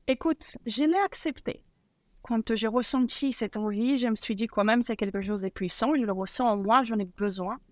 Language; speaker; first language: French; non-native, fluent; Portuguese